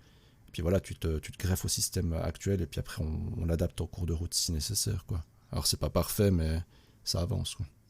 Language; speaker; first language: French; native; French